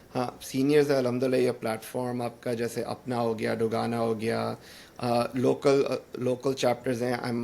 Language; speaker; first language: Urdu; early bilingual, heritage; Urdu